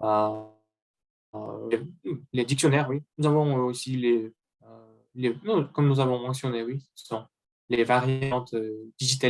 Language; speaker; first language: French; non-native, learner; Russian